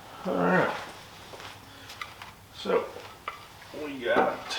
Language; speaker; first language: English; native; English